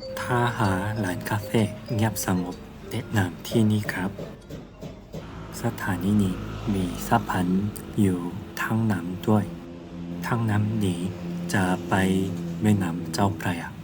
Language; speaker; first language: Thai; non-native, learner; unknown